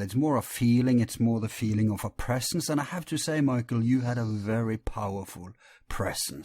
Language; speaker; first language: English; non-native, fluent; Norwegian